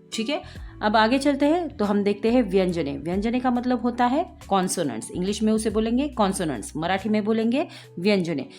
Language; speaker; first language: Hindi; non-native, local second language; Marathi